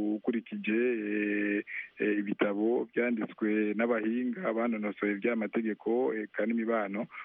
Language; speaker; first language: Rundi; non-native, local second language; Swahili